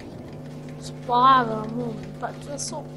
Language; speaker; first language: French; native; French